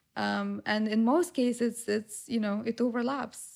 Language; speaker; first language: English; non-native, fluent; Lithuanian